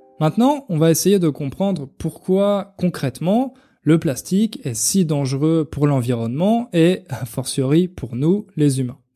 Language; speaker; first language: French; native; French